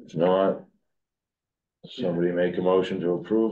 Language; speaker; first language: English; native; English